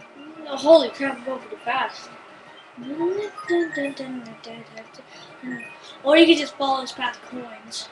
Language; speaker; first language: English; native; English